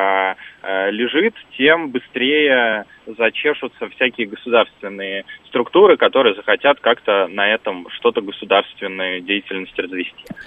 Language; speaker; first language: Russian; native; Russian